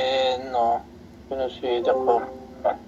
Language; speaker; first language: French; non-native, learner; Spanish